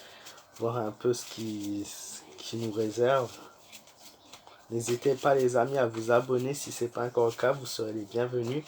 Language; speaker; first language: French; native; French